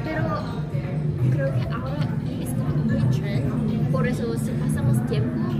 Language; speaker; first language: Spanish; non-native, learner; Korean